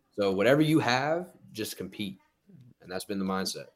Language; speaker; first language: English; native; English